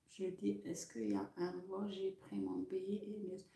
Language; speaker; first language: French; non-native, local second language; Arabic